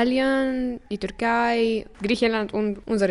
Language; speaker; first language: German; non-native, local second language; Romanian